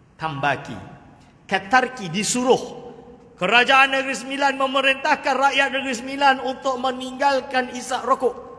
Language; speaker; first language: Malay; native; Malay